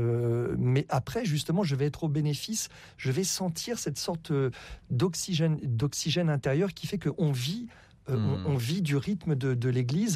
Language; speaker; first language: French; native; French